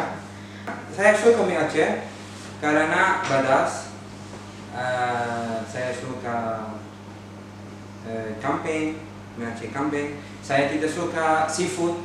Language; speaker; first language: Indonesian; non-native, learner; Arabic